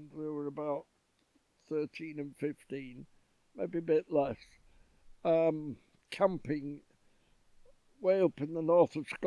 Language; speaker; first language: English; native; English